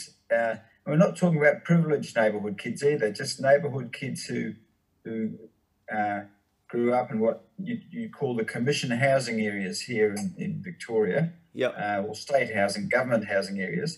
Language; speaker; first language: English; native; English